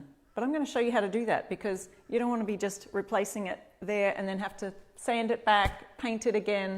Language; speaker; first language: English; native; English